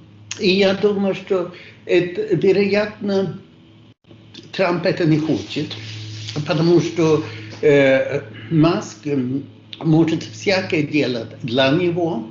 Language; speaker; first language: Russian; non-native, fluent; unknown